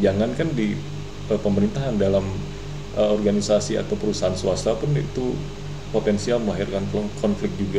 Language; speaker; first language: Indonesian; native; Indonesian